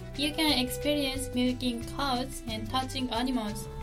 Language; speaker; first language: English; non-native, fluent; Japanese